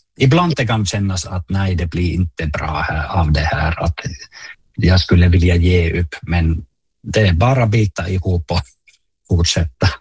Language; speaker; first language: Swedish; non-native, local second language; Finnish